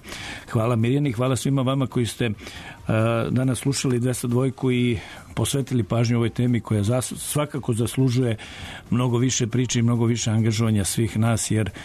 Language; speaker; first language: Serbian; native; Serbian